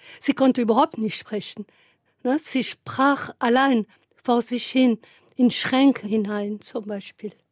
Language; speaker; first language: German; non-native, fluent; French